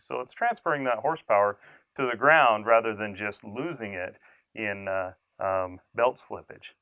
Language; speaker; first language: English; native; English